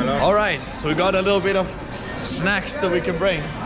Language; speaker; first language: English; non-native, fluent; Danish